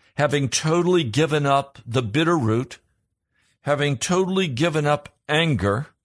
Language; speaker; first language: English; native; English